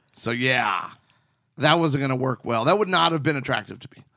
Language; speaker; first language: English; native; English